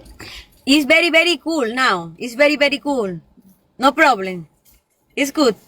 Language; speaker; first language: English; non-native, learner; Spanish